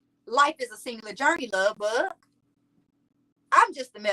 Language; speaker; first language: English; native; English